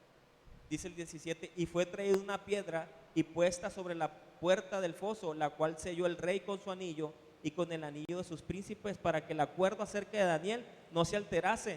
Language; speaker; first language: Spanish; native; Spanish